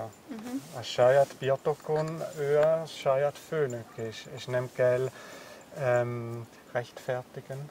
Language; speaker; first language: Hungarian; non-native, learner; German